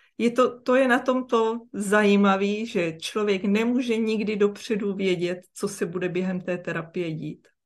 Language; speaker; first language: Czech; native; Czech